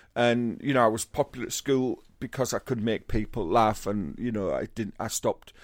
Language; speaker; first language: English; native; English